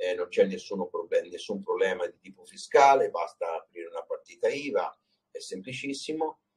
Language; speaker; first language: Italian; native; Italian